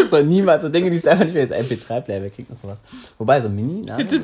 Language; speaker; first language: German; native; German